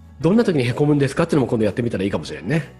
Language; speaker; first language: Japanese; native; Japanese